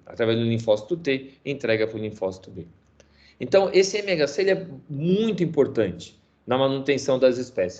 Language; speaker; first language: Portuguese; native; Portuguese